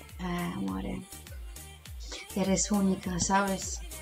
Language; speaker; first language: Spanish; non-native, learner; Italian